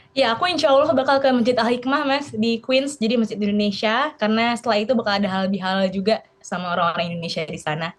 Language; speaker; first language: Indonesian; native; Indonesian